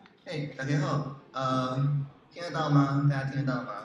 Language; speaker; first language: Chinese; native; Chinese